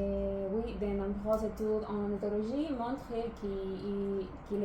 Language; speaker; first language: French; non-native, learner; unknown